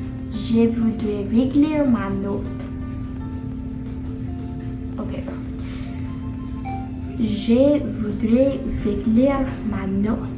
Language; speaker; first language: French; non-native, learner; English